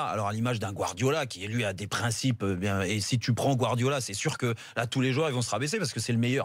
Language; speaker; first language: French; native; French